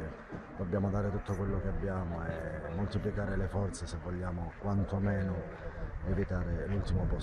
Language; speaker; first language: Italian; native; Italian